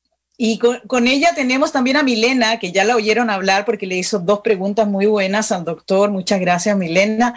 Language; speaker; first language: Spanish; native; Spanish